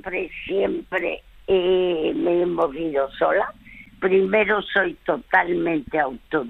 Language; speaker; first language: Spanish; early bilingual, other home language; French